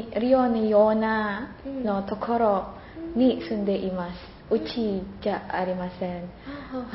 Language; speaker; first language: Japanese; non-native, learner; Indonesian